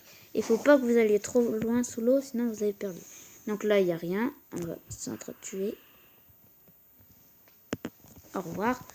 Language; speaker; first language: French; native; French